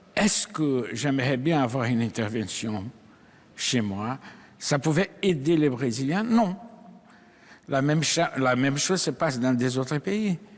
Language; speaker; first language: French; non-native, fluent; Portuguese